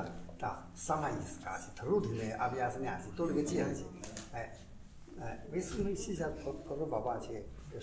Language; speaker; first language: Russian; non-native, learner; Chinese